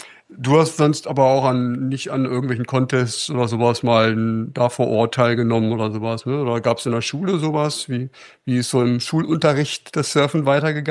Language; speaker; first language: German; native; German